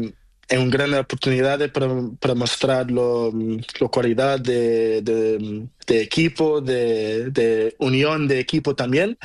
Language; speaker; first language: Spanish; non-native, learner; Portuguese